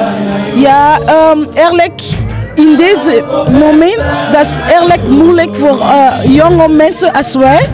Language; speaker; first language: Dutch; early bilingual, other home language; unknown